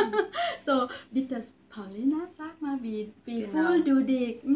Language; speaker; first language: German; non-native, learner; Thai